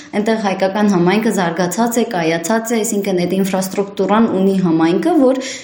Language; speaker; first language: Armenian; early bilingual, heritage; Armenian